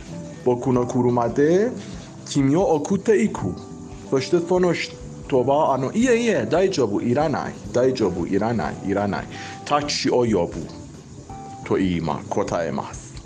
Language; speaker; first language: Japanese; non-native, learner; Persian